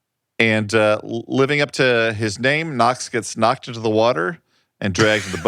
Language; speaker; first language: English; native; English